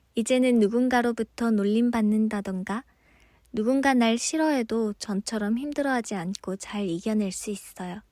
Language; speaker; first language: Korean; early bilingual, other home language; Mongolian